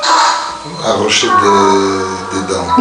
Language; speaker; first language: French; non-native, learner; Russian